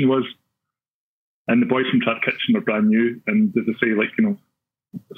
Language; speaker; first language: English; native; English